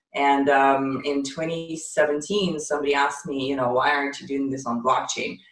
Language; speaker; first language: English; non-native, fluent; Ukrainian